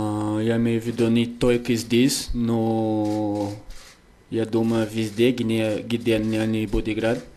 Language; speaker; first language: Russian; non-native, learner; Portuguese